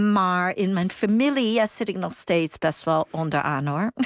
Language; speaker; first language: Dutch; non-native, fluent; Cantonese